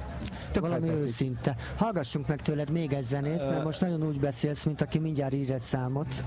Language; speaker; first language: Hungarian; native; Hungarian